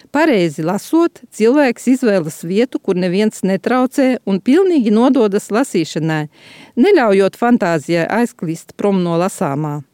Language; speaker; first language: Latvian; native; Latvian